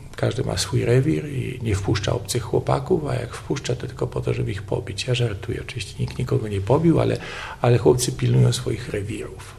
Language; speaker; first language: Polish; native; Polish